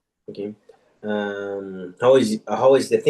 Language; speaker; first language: English; non-native, fluent; Portuguese